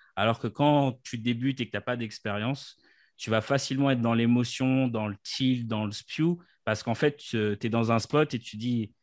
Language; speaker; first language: French; native; French